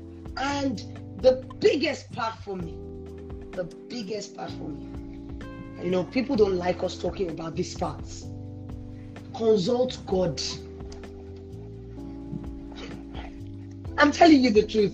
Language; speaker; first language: English; non-native, local second language; Yoruba